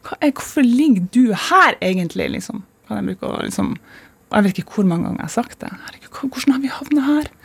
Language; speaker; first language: Norwegian; native; Norwegian